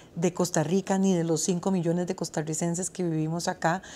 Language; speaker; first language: Spanish; native; Spanish